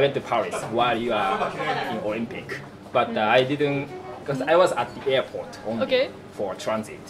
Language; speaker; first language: English; non-native, fluent; Japanese